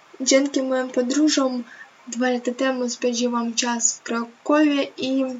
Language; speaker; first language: Polish; non-native, learner; Ukrainian